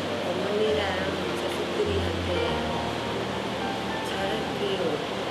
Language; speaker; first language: Korean; non-native, learner; Vietnamese